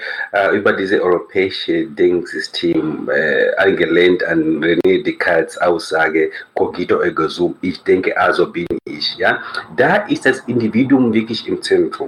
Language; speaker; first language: German; non-native, fluent; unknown